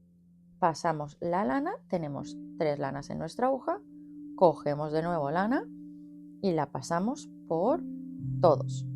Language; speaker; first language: Spanish; native; Spanish